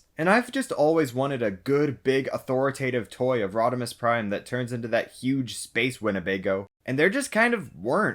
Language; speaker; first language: English; native; English